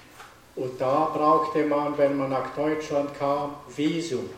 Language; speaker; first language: German; non-native, learner; Romanian